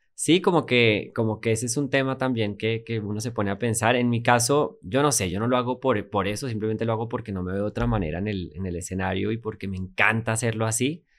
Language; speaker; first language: Spanish; native; Spanish